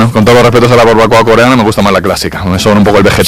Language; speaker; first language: Spanish; native; Spanish